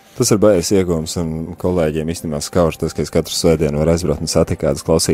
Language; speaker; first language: Latvian; native; Latvian